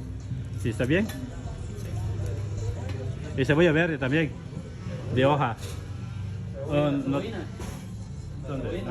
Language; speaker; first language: Spanish; non-native, learner; Filipino